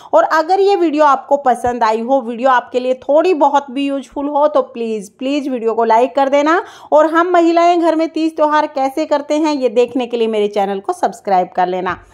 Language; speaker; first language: Hindi; native; Hindi